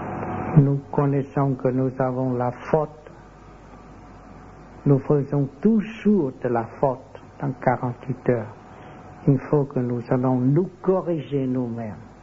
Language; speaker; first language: French; non-native, learner; Vietnamese